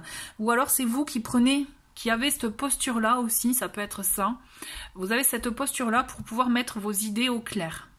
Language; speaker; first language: French; native; French